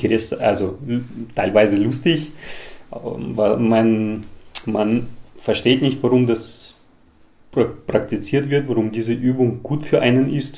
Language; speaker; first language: German; non-native, fluent; Russian